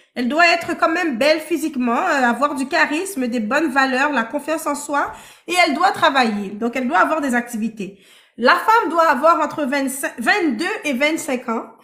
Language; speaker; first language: French; early bilingual, other home language; Haitian Creole